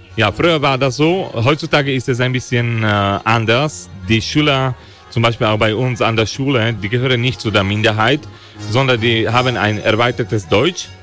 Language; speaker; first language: German; non-native, local second language; Slovak